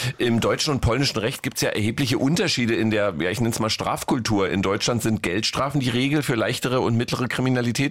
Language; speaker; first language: German; native; German